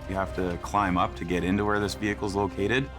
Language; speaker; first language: English; native; English